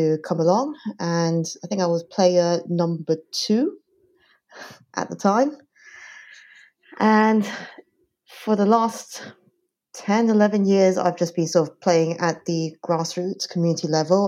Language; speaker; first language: English; non-native, local second language; Cantonese